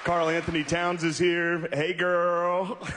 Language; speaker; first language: English; native; English